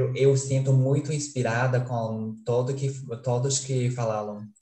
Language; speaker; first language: Portuguese; non-native, fluent; Chinese